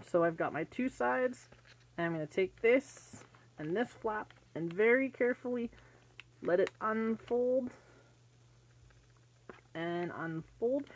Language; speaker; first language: English; native; English